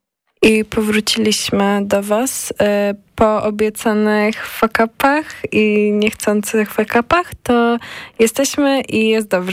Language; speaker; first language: Polish; native; Polish